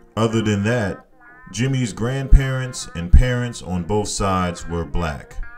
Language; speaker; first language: English; native; English